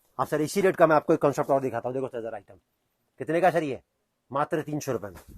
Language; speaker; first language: Hindi; native; Hindi